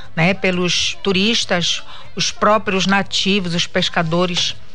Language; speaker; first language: Portuguese; native; Portuguese